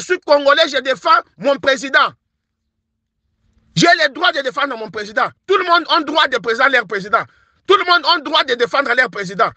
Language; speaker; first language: French; non-native, local second language; Luba-Lulua